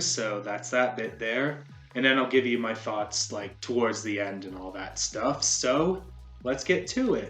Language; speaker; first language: English; native; English